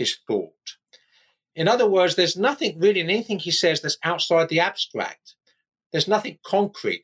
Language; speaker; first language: English; native; English